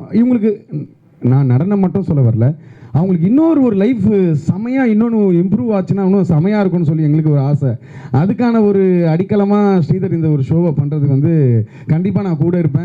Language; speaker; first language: Tamil; native; Tamil